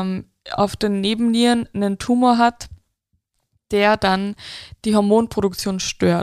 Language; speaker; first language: German; native; German